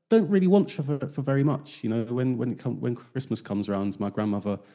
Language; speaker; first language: English; native; English